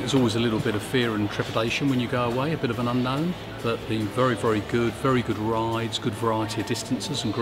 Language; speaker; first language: English; native; English